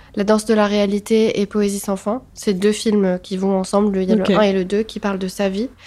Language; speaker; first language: French; non-native, local second language; Arabic